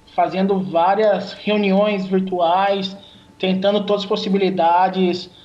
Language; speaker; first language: Portuguese; native; Portuguese